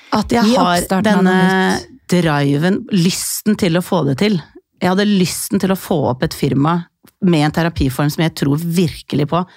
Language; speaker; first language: Norwegian; early bilingual, other home language; Icelandic